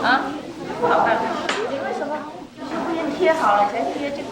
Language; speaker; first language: Chinese; non-native, fluent; Vietnamese